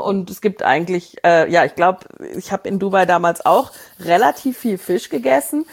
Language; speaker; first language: German; native; German